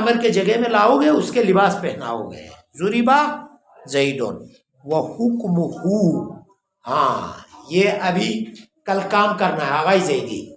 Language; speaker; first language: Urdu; non-native, local second language; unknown